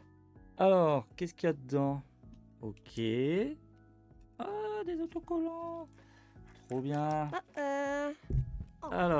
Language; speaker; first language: French; native; French